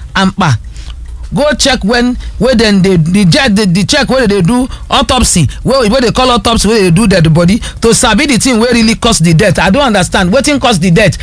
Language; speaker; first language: Nigerian Pidgin; non-native, local second language; Yoruba